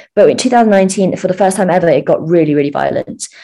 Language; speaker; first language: English; early bilingual, other home language; Chinese